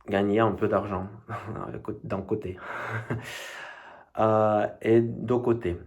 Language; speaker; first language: French; non-native, fluent; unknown